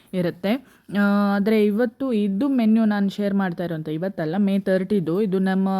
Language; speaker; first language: Kannada; native; Kannada